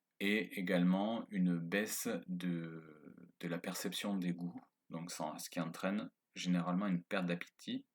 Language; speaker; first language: French; native; French